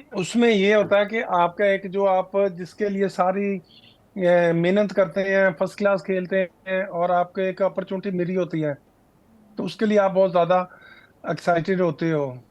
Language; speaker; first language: Urdu; non-native, local second language; Punjabi